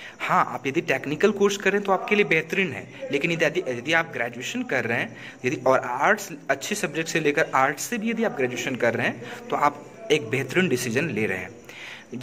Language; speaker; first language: Hindi; native; Hindi